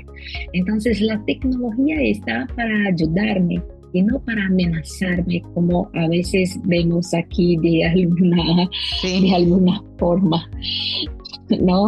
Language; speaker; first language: Spanish; non-native, fluent; Portuguese